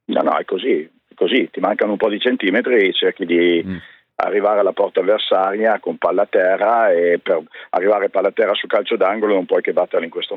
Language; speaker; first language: Italian; native; Italian